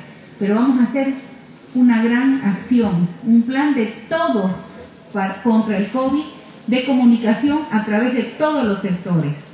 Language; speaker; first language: Spanish; native; Spanish